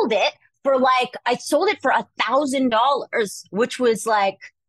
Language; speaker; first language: English; native; English